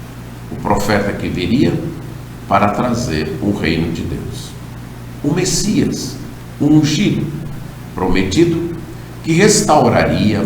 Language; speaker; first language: Portuguese; native; Portuguese